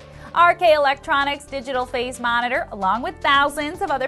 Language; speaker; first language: English; native; English